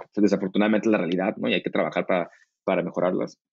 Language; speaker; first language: Spanish; native; Spanish